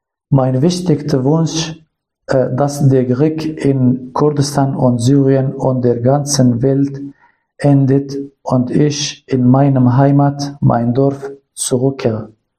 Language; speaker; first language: German; non-native, learner; Kurdish